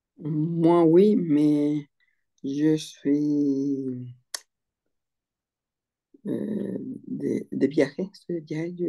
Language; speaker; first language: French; non-native, learner; Spanish